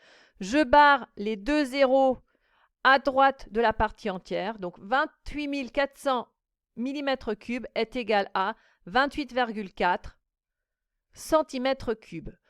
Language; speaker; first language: French; native; French